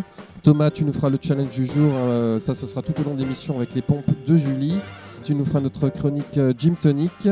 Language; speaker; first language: French; native; French